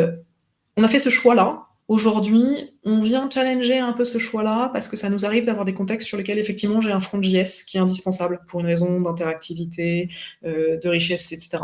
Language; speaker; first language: French; native; French